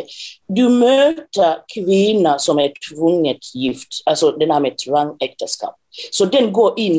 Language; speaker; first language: Norwegian; non-native, fluent; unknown